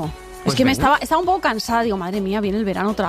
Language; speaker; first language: Spanish; native; Spanish